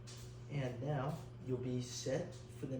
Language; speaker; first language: English; native; English